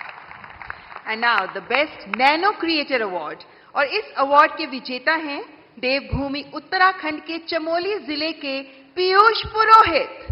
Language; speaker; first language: Hindi; native; Hindi